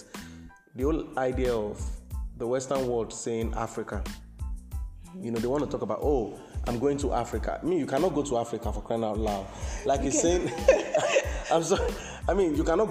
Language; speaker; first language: English; non-native, local second language; Yoruba